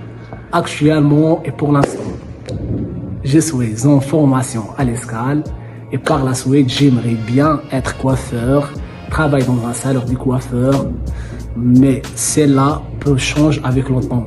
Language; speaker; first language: French; non-native, learner; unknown